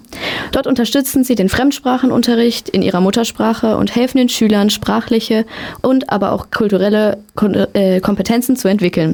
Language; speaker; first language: German; native; German